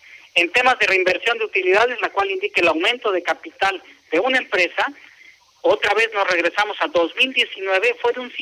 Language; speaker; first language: Spanish; native; Spanish